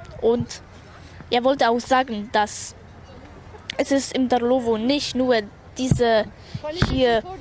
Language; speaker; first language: German; non-native, learner; Polish